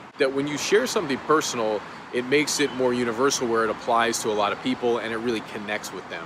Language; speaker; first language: English; native; English